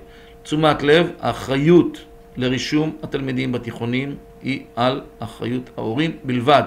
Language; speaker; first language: Hebrew; native; Hebrew